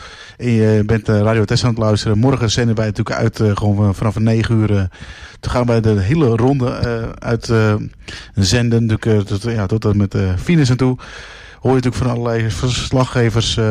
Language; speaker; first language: Dutch; native; Dutch